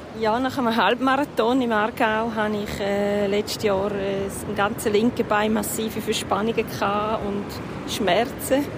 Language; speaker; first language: German; native; German